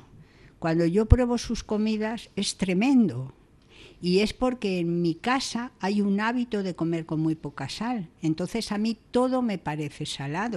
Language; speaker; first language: Spanish; native; Spanish